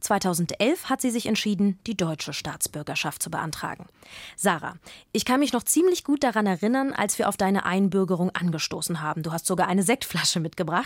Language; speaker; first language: German; native; German